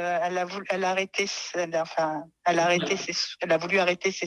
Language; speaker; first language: French; native; French